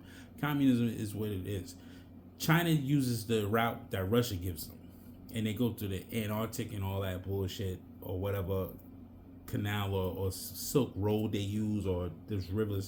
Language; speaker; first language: English; native; English